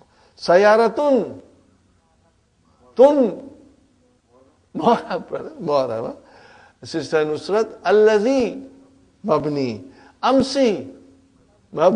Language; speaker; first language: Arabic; non-native, fluent; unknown